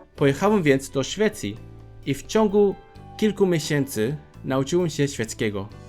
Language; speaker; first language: Polish; non-native, fluent; Cantonese